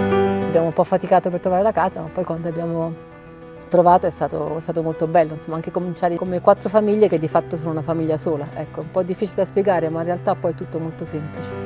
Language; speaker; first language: Italian; native; Italian